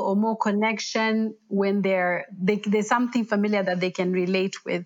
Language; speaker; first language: English; non-native, local second language; Shona